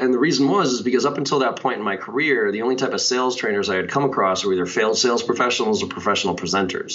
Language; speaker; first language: English; native; English